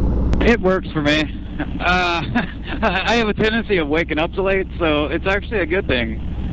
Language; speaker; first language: English; native; English